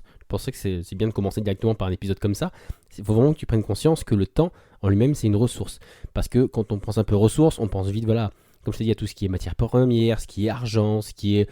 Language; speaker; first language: French; native; French